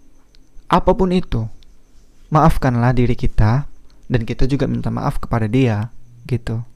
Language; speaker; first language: Indonesian; native; Indonesian